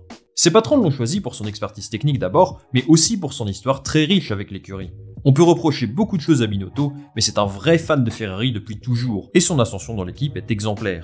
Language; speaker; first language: French; native; French